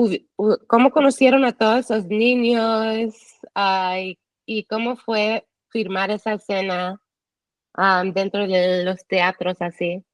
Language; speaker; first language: Spanish; early bilingual, heritage; English